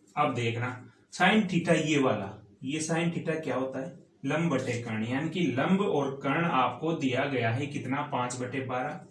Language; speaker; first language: Hindi; native; Hindi